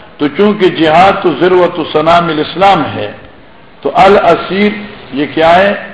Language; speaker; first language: Urdu; non-native, local second language; Northern Hindko